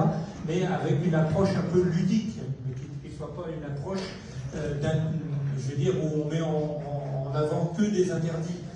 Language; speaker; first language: French; native; French